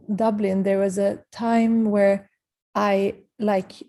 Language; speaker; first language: English; early bilingual, other home language; Kurdish